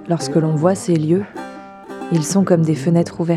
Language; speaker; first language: French; native; French